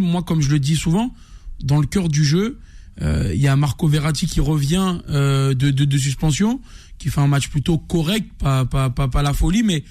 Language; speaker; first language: French; native; French